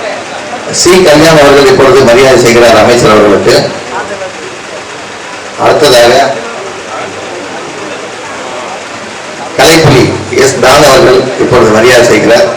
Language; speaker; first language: Tamil; native; Tamil